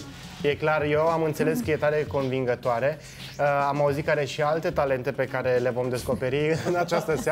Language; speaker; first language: Romanian; native; Romanian